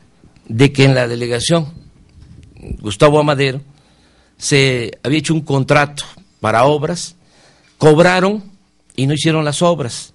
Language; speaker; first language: Spanish; native; Spanish